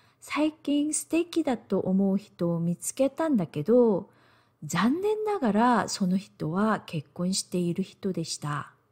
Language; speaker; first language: Japanese; non-native, fluent; Korean